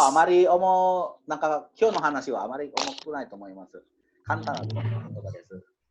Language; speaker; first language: Japanese; non-native, learner; Indonesian